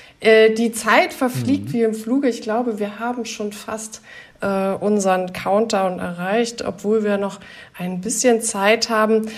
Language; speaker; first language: German; native; German